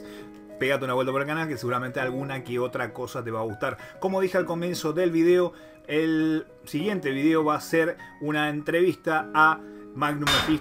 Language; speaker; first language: Spanish; native; Spanish